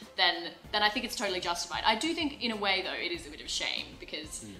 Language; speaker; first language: English; native; English